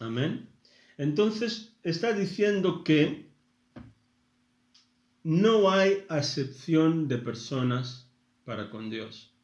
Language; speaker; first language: Spanish; non-native, fluent; Portuguese